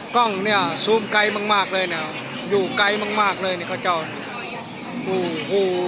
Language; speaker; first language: Thai; native; Thai